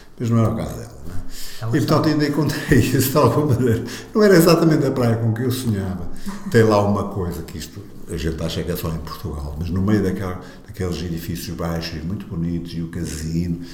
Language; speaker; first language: Portuguese; native; Portuguese